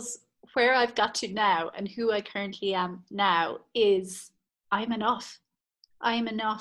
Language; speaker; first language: English; native; English